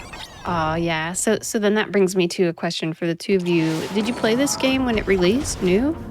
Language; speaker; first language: English; native; English